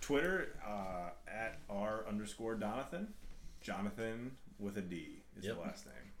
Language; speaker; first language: English; native; English